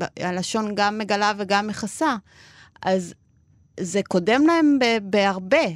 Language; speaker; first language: Hebrew; non-native, fluent; Spanish